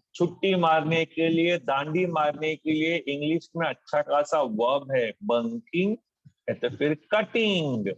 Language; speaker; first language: Hindi; non-native, local second language; Marathi